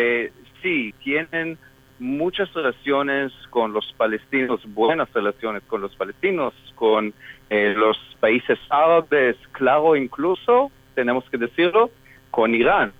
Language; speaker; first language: Spanish; non-native, fluent; Hebrew